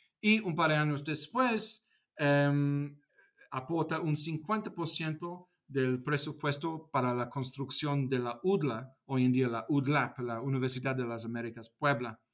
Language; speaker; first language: Spanish; non-native, fluent; English